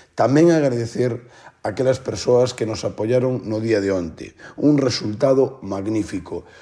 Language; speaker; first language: Galician; native; Galician